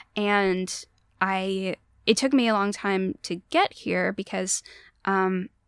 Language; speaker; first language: English; native; English